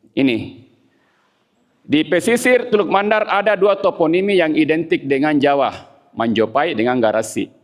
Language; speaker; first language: Indonesian; non-native, local second language; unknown